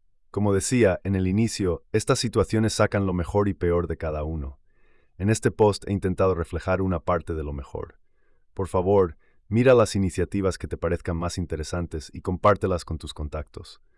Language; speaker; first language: Spanish; native; Spanish